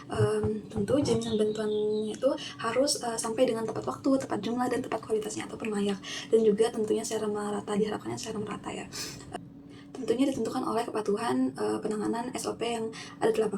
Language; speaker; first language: Indonesian; native; Indonesian